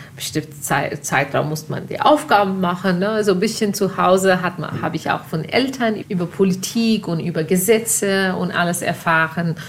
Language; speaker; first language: German; non-native, fluent; Urdu